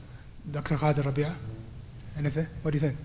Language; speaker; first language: English; non-native, fluent; Arabic